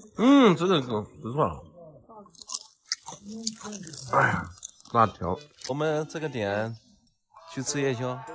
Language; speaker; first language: Chinese; native; Chinese